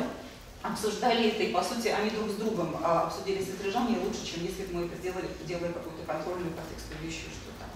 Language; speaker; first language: Russian; native; Russian